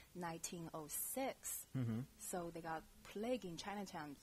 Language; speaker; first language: English; non-native, fluent; Chinese